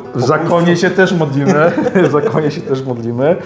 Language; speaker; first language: Polish; native; Polish